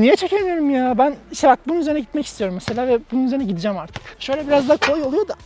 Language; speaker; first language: Turkish; native; Turkish